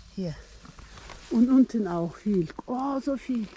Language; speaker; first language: German; non-native, learner; Turkish